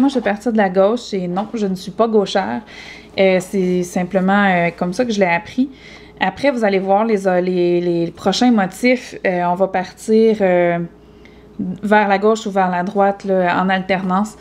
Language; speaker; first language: French; native; French